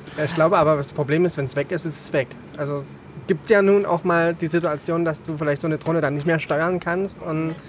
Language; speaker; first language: German; native; German